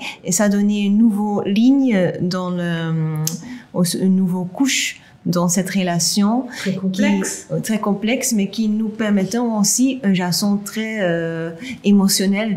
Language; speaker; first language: French; non-native, local second language; Dutch